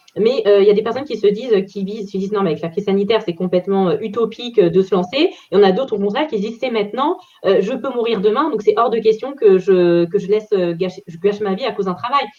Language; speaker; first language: French; native; French